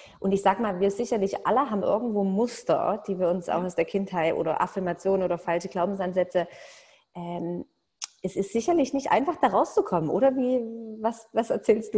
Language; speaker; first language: German; native; German